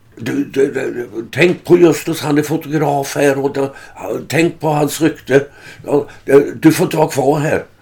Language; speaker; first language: Swedish; early bilingual, other home language; German